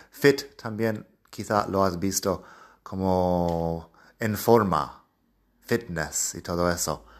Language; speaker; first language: Spanish; non-native, fluent; English